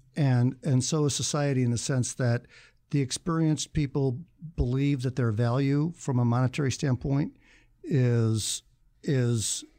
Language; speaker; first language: English; native; English